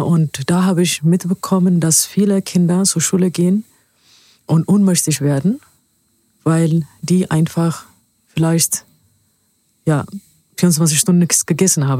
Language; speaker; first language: German; non-native, fluent; Amharic